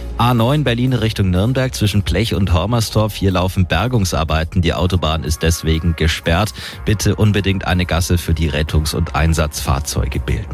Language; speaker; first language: German; native; German